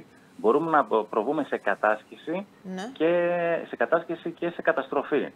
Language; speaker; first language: Greek; native; Greek